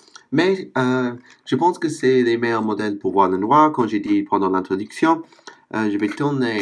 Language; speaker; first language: French; non-native, fluent; English